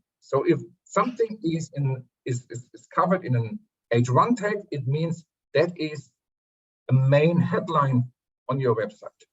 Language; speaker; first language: English; non-native, fluent; German